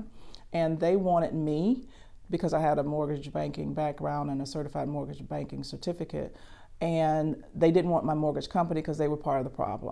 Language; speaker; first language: English; native; English